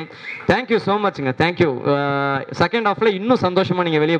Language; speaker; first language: Tamil; native; Tamil